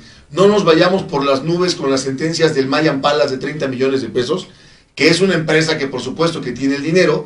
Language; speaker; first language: Spanish; native; Spanish